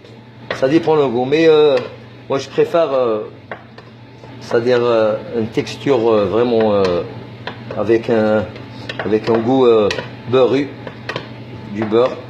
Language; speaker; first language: French; non-native, fluent; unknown